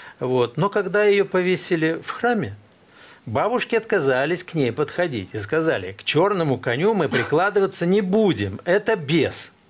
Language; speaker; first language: Russian; native; Russian